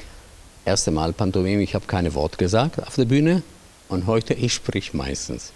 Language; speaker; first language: German; non-native, fluent; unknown